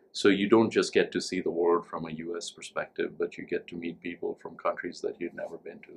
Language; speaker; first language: English; non-native, local second language; Hindi